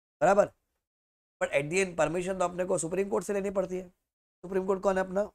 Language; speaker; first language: Hindi; native; Hindi